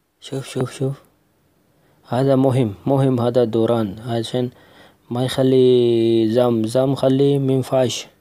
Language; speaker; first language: Arabic; non-native, learner; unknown